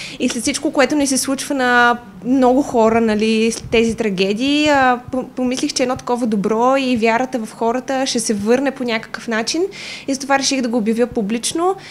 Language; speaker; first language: Bulgarian; native; Bulgarian